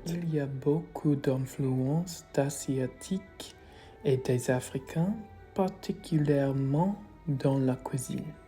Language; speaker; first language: French; non-native, learner; English